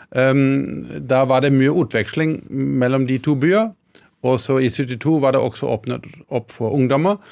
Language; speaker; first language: Norwegian; non-native, fluent; German